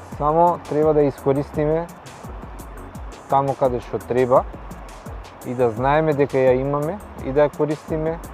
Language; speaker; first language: Macedonian; non-native, local second language; Albanian